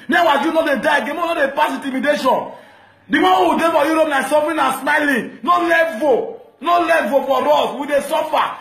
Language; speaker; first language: Nigerian Pidgin; non-native, local second language; Bini